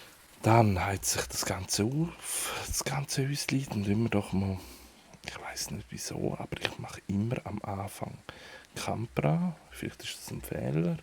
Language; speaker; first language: German; native; German